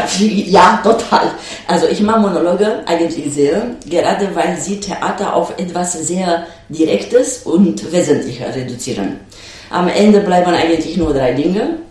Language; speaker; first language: German; non-native, fluent; Romanian